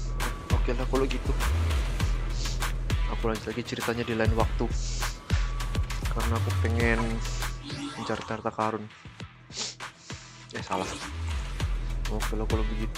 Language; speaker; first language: Indonesian; native; Indonesian